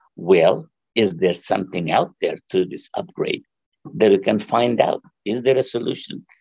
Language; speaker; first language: English; non-native, local second language; Bangla